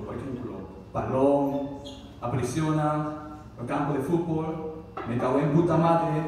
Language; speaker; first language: Spanish; non-native, learner; Korean